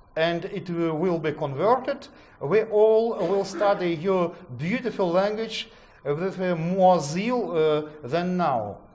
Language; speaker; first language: English; non-native, fluent; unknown